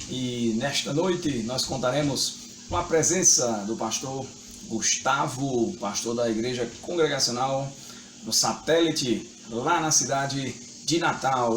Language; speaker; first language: Portuguese; native; Portuguese